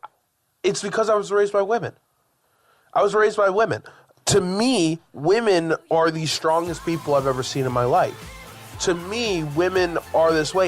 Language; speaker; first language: English; native; English